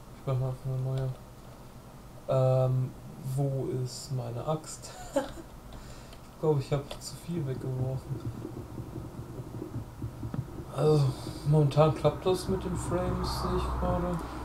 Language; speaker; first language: German; native; German